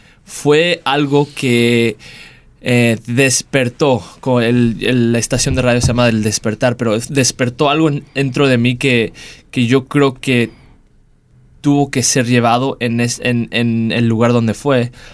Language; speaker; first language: Spanish; early bilingual, heritage; Spanish